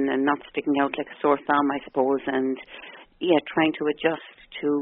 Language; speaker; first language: English; native; English